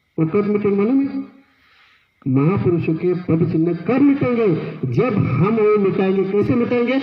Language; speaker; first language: Hindi; non-native, local second language; Marathi